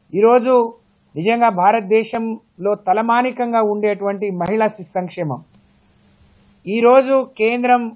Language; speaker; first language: Telugu; non-native, local second language; Lambadi